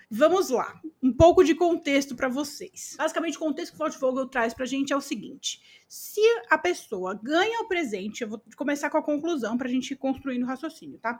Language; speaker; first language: Portuguese; native; Portuguese